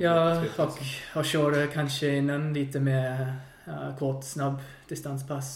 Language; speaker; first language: Swedish; non-native, fluent; English